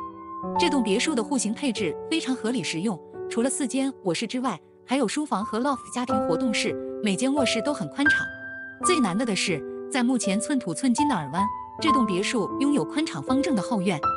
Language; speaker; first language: Chinese; native; Chinese